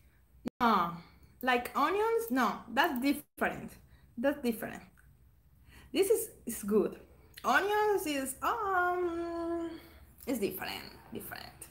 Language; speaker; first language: English; non-native, learner; Spanish